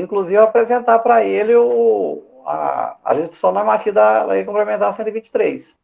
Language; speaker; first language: Portuguese; native; Portuguese